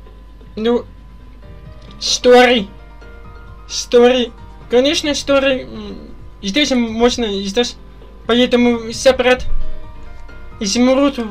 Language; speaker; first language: Russian; non-native, learner; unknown